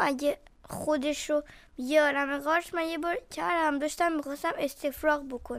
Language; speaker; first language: Persian; early bilingual, heritage; Persian